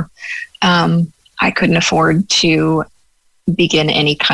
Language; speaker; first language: English; native; English